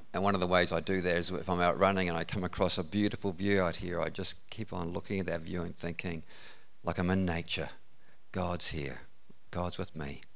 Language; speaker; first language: English; native; English